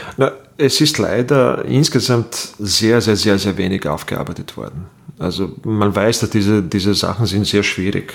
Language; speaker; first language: German; non-native, fluent; Bosnian